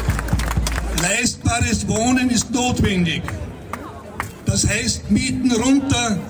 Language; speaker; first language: German; native; German